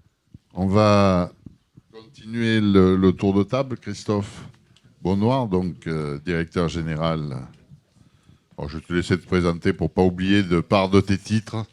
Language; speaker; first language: French; native; French